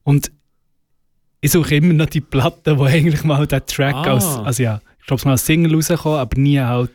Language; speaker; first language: German; native; German